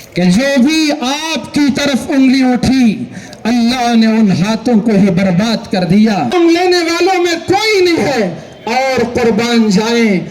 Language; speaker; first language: Urdu; native; Urdu